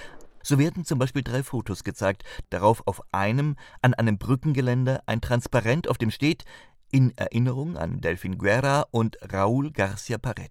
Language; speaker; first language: German; native; German